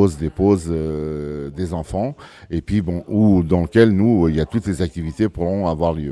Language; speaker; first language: French; early bilingual, other home language; Portuguese